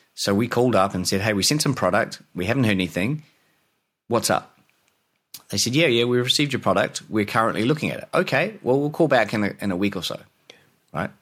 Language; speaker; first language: English; native; English